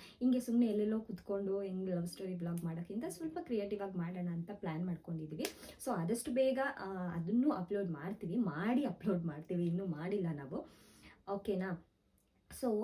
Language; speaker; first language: Kannada; native; Kannada